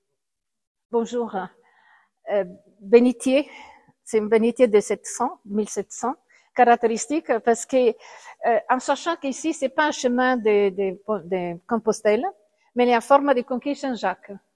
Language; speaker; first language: French; non-native, fluent; Italian